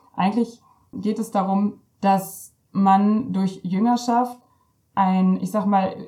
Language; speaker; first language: German; native; German